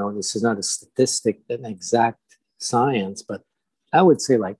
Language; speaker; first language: English; non-native, fluent; French